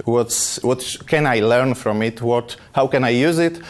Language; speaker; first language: English; non-native, fluent; Polish